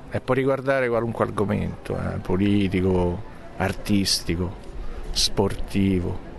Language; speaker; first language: Italian; native; Italian